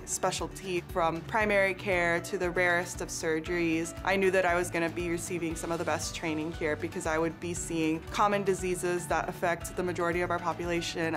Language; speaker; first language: English; native; English